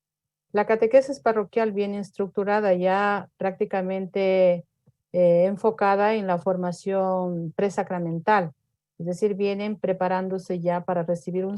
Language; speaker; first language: Spanish; native; Spanish